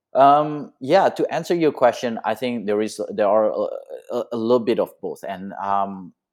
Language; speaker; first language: English; non-native, fluent; Indonesian